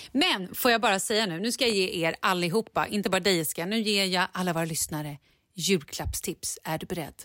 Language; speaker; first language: Swedish; native; Swedish